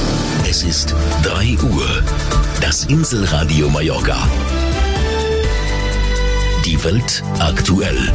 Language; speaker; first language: German; native; German